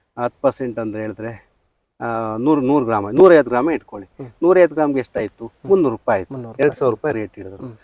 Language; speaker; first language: Kannada; native; Kannada